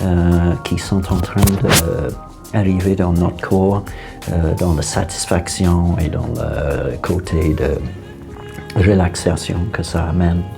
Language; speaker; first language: French; non-native, fluent; English